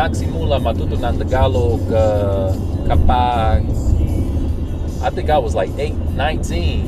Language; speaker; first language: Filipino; non-native, learner; English